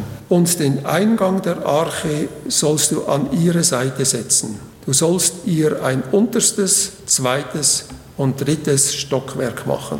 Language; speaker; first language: German; native; German